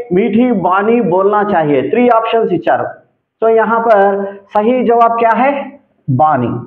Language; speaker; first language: Hindi; non-native, local second language; Telugu